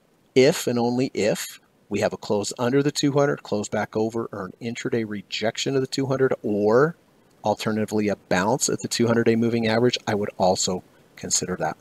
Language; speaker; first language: English; native; English